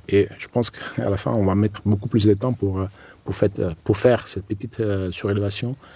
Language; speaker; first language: French; non-native, fluent; Italian